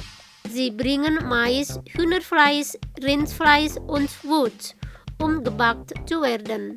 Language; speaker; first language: German; non-native, learner; Indonesian